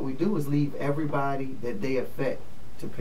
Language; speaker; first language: English; native; English